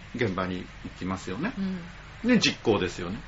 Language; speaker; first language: Japanese; native; Japanese